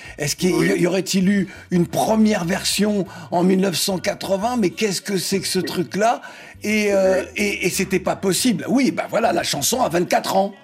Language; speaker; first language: French; native; French